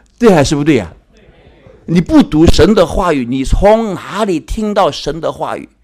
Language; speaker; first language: Chinese; early bilingual, heritage; Chinese